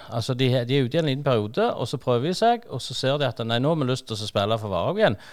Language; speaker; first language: Norwegian; native; Norwegian